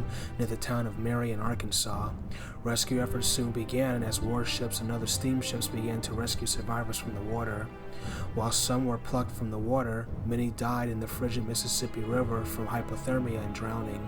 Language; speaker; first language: English; native; English